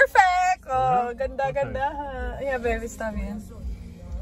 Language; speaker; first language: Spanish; non-native, learner; Filipino